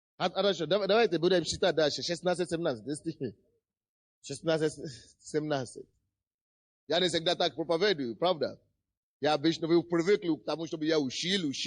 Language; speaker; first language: Russian; non-native, fluent; Yoruba